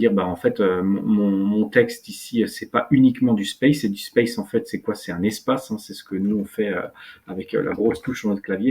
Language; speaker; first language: French; native; French